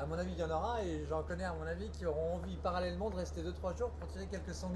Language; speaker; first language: French; native; French